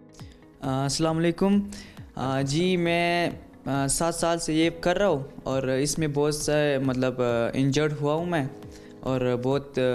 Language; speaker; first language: Hindi; non-native, local second language; Hazaragi